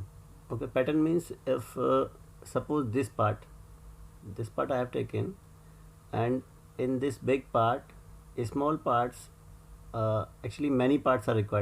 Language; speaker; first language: English; non-native, local second language; Hindi